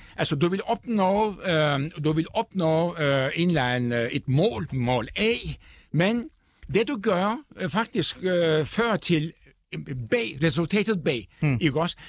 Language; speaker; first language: Danish; non-native, fluent; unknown